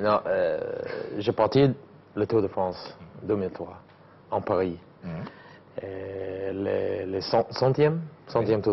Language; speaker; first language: French; non-native, learner; English